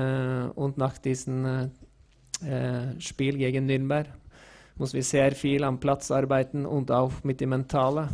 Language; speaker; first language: German; non-native, learner; Norwegian